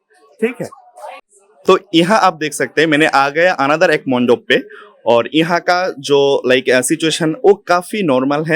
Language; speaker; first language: Hindi; non-native, learner; Bangla